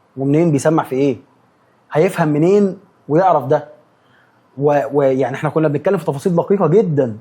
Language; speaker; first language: Egyptian Arabic; native; Egyptian Arabic